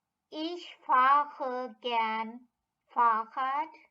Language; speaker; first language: German; non-native, fluent; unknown